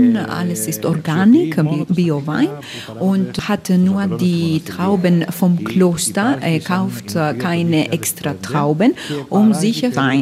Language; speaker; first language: German; non-native, learner; Greek